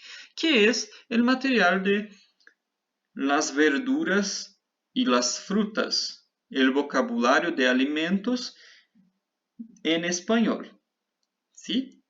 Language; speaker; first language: Spanish; non-native, fluent; Portuguese